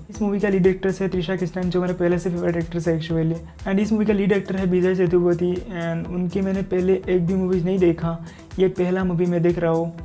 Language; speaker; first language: Hindi; non-native, local second language; Assamese